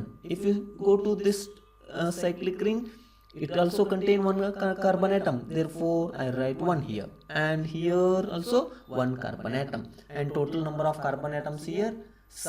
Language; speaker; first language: English; non-native, local second language; Kannada